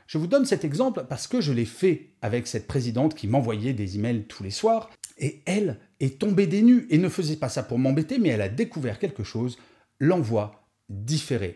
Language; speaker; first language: French; native; French